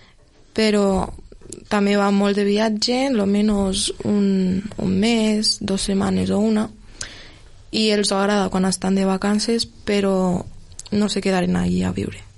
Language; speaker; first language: Catalan; early bilingual, other home language; Romanian